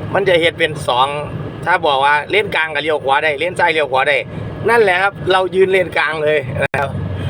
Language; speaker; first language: Thai; non-native, local second language; Northeastern Thai